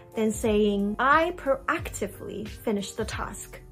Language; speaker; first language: English; non-native, fluent; Chinese